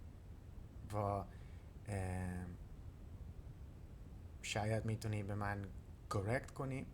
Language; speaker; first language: Persian; non-native, learner; Dutch